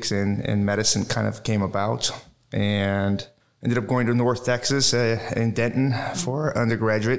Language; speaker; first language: English; non-native, fluent; Portuguese